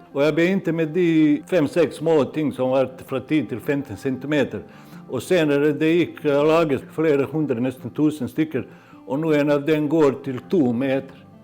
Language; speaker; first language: Norwegian; non-native, fluent; Bosnian